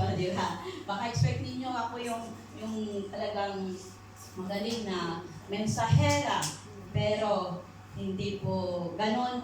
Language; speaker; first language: Filipino; non-native, local second language; Iloko